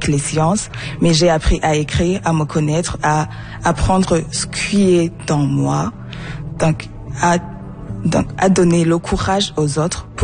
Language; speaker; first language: French; non-native, local second language; Rundi